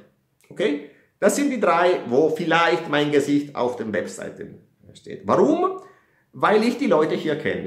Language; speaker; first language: German; non-native, fluent; Italian